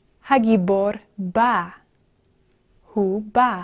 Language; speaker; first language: Hebrew; non-native, fluent; English